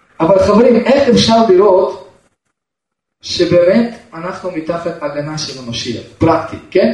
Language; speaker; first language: Hebrew; non-native, fluent; Russian